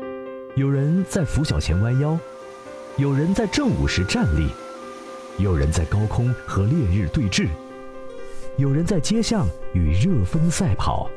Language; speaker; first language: Chinese; native; Chinese